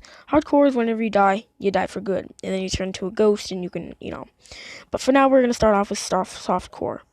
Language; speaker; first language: English; native; English